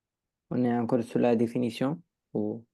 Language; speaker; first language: French; non-native, learner; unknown